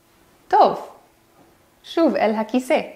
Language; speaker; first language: Hebrew; non-native, fluent; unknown